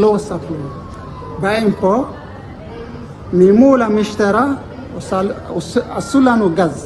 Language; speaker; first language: Hebrew; non-native, learner; Tigrinya